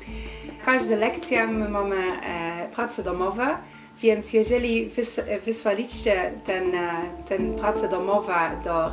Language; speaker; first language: Polish; non-native, learner; Dutch